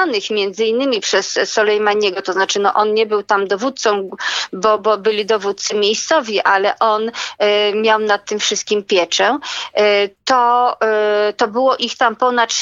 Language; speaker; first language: Polish; native; Polish